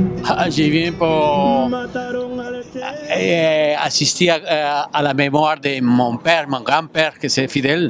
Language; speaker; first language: French; non-native, learner; Spanish